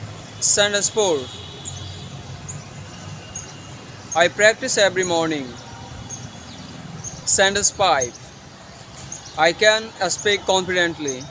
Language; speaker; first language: English; non-native, learner; Bangla